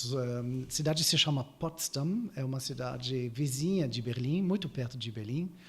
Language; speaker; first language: Portuguese; non-native, fluent; German